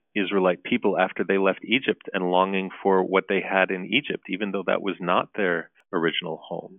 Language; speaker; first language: English; early bilingual, other home language; Turkish